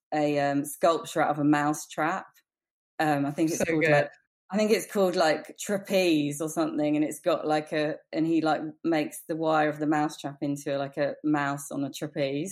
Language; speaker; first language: English; native; English